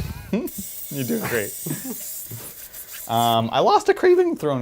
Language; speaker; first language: English; native; English